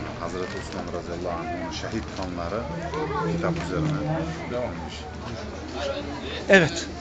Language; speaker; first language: Turkish; non-native, learner; Uzbek